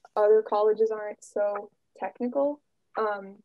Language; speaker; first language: English; native; English